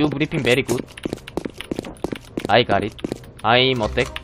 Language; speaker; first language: English; non-native, learner; Korean